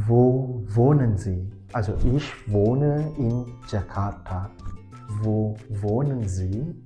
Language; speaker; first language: German; non-native, fluent; Indonesian